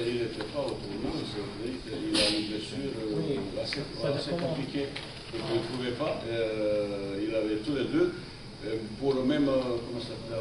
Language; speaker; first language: French; non-native, fluent; Bosnian